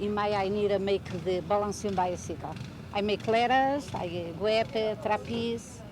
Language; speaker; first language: English; non-native, learner; Portuguese